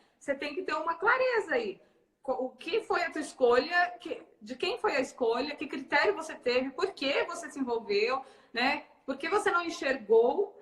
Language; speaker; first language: Portuguese; native; Portuguese